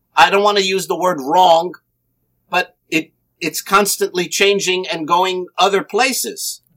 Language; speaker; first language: English; native; English